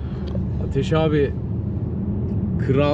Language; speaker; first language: Turkish; native; Turkish